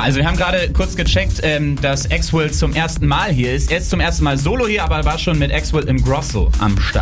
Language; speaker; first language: German; native; German